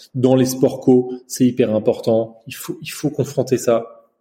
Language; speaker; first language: French; early bilingual, other home language; Chinese